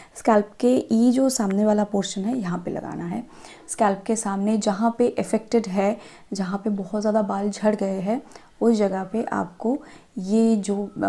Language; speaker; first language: Hindi; non-native, local second language; Bangla